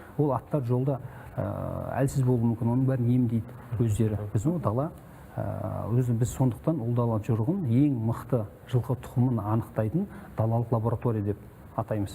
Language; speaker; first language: Kazakh; native; Kazakh